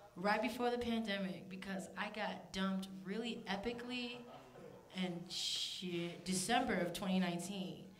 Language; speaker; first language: English; native; English